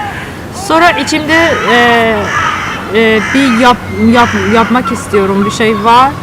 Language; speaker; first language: Turkish; non-native, learner; Persian